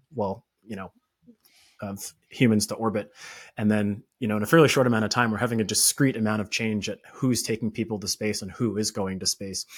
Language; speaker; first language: English; native; English